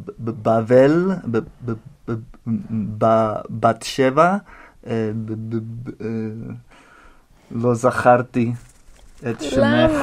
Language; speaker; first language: Hebrew; non-native, learner; English